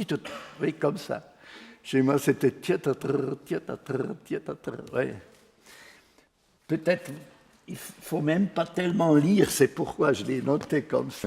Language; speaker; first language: French; non-native, fluent; Swiss German